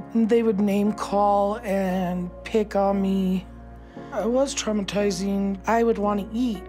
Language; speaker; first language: English; native; English